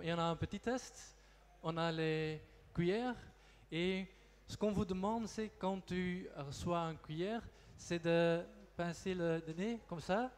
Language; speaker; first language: French; non-native, local second language; Dutch